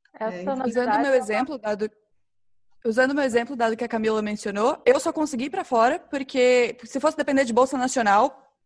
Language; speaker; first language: Portuguese; native; Portuguese